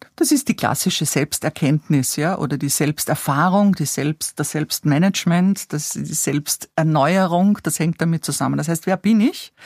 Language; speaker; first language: German; native; German